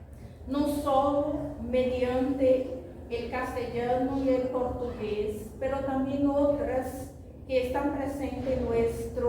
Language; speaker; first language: Spanish; non-native, fluent; Portuguese